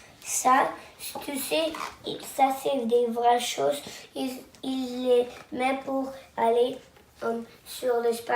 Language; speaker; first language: French; non-native, local second language; English